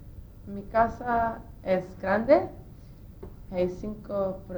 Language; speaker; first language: Spanish; non-native, learner; English